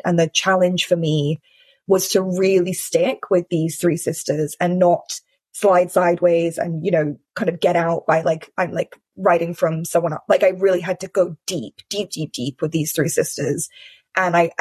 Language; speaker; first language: English; native; English